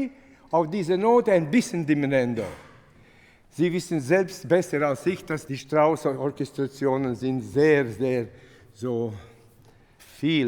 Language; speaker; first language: German; non-native, fluent; Latvian